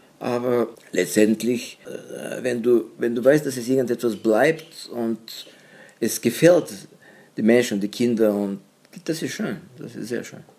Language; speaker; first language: German; non-native, fluent; Bulgarian